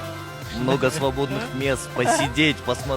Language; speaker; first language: Russian; non-native, local second language; Kyrgyz